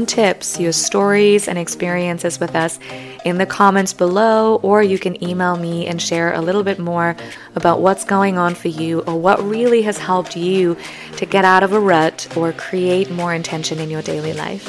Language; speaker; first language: English; non-native, fluent; German